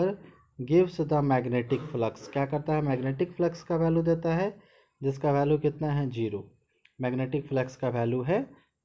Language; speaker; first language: Hindi; native; Hindi